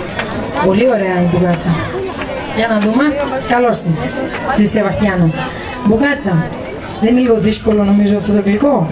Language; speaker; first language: Greek; native; Greek